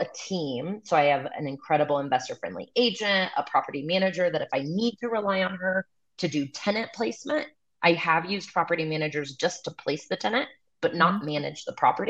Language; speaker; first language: English; native; English